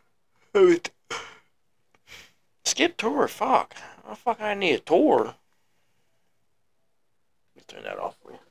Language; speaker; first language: English; native; English